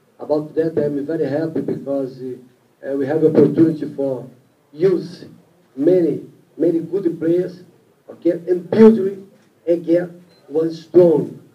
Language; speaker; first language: English; non-native, learner; Portuguese